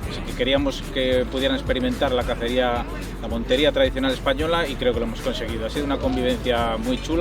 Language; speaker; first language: Spanish; native; Spanish